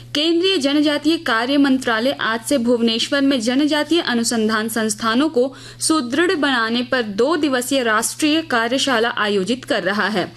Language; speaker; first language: Hindi; native; Hindi